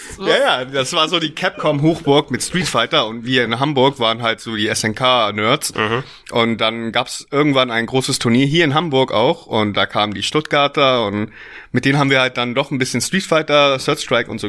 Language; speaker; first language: German; native; German